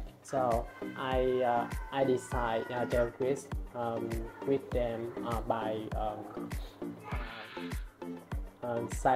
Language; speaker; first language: English; non-native, learner; Vietnamese